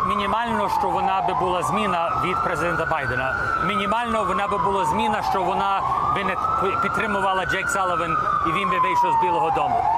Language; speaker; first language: Ukrainian; early bilingual, heritage; Ukrainian